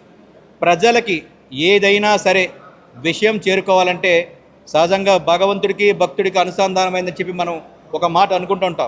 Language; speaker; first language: Telugu; native; Telugu